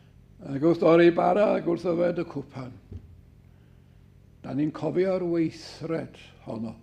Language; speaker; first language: Welsh; native; Welsh